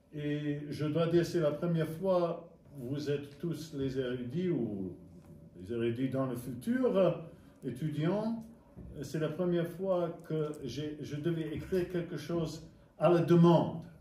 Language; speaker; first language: French; non-native, fluent; English